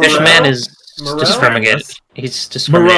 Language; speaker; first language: English; native; English